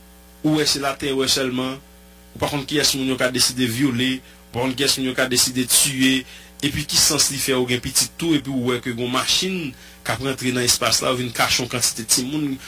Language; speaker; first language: French; non-native, local second language; Haitian Creole